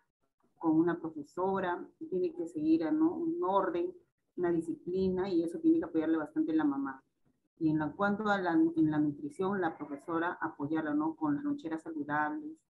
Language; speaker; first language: Spanish; native; Spanish